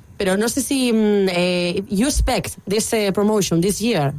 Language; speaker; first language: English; non-native, learner; Spanish